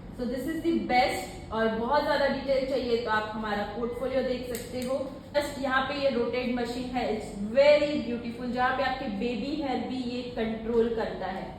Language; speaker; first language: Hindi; native; Hindi